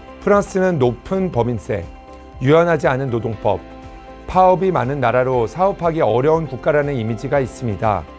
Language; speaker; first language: Korean; early bilingual, heritage; Korean